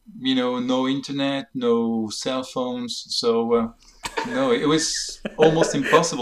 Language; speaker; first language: English; non-native, fluent; French